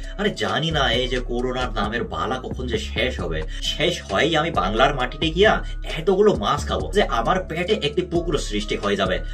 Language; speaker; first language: Bangla; non-native, fluent; Korean